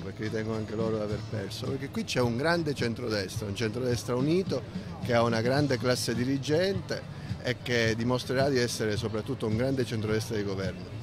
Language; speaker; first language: Italian; native; Italian